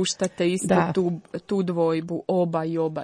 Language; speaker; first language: Croatian; native; Croatian